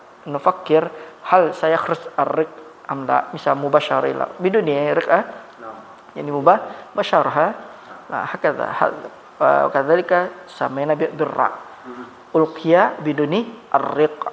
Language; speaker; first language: Arabic; non-native, fluent; Malay